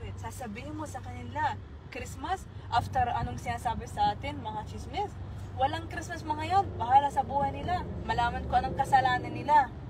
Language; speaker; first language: Filipino; early bilingual, heritage; Filipino